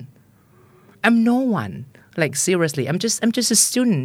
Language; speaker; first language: English; non-native, fluent; Thai